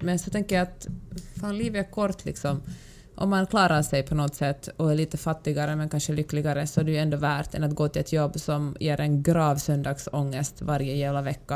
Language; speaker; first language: Swedish; native; Swedish